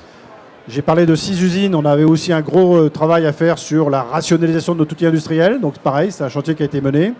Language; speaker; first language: French; native; French